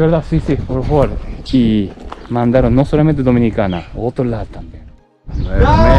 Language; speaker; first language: Spanish; non-native, learner; Japanese